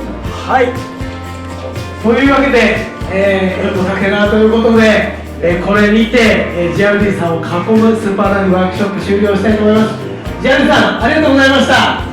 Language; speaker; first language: Japanese; native; Japanese